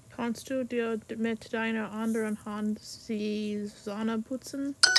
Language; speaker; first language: German; non-native, learner; English